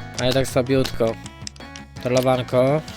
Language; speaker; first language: Polish; native; Polish